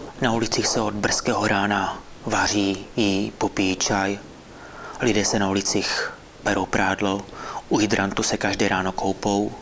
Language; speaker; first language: Czech; native; Czech